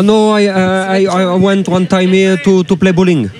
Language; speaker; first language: English; non-native, learner; French